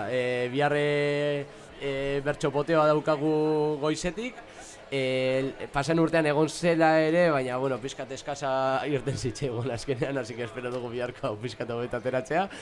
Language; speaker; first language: Basque; non-native, local second language; Spanish